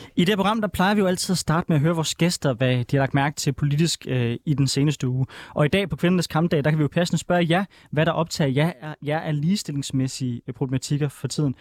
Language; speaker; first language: Danish; native; Danish